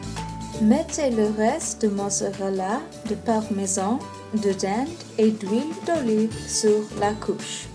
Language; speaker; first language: French; non-native, learner; English